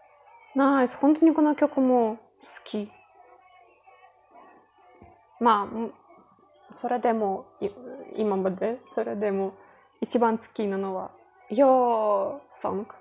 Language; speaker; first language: Japanese; non-native, learner; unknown